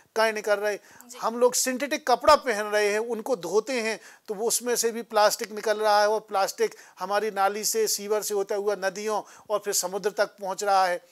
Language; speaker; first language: Hindi; native; Hindi